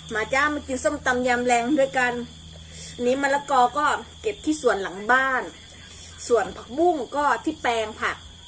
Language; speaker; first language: Thai; non-native, local second language; Northeastern Thai